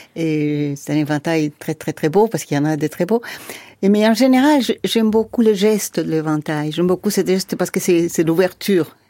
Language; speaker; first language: French; non-native, fluent; Spanish